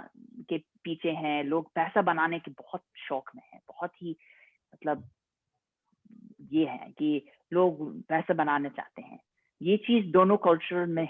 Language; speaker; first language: Hindi; non-native, fluent; English